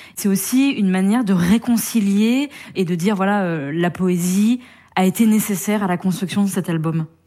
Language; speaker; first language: French; native; French